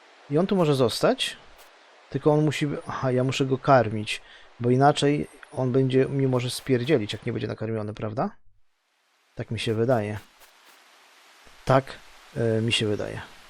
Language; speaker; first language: Polish; native; Polish